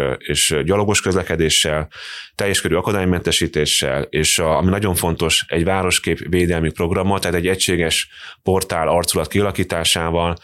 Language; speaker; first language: Hungarian; native; Hungarian